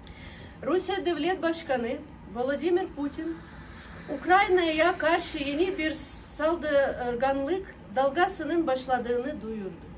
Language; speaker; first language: Turkish; non-native, learner; Ukrainian